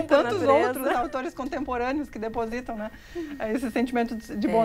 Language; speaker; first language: Portuguese; native; Portuguese